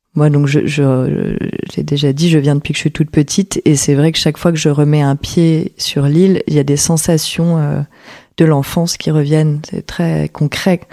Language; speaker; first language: French; native; French